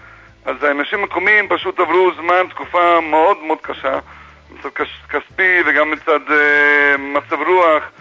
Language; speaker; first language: Hebrew; non-native, fluent; English